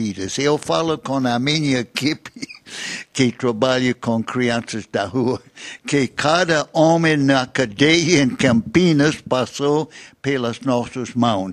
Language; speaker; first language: Portuguese; non-native, fluent; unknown